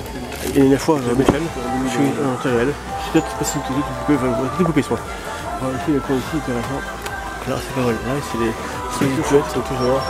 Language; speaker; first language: French; native; French